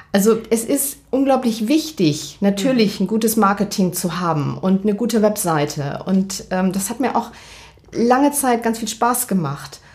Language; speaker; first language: German; native; German